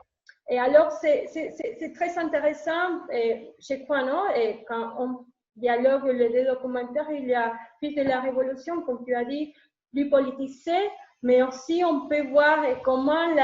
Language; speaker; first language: French; non-native, learner; Spanish